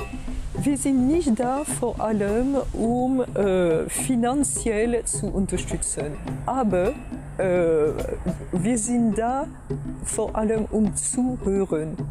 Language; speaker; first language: German; non-native, fluent; French